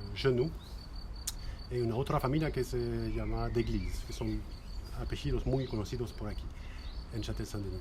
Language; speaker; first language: Spanish; non-native, fluent; French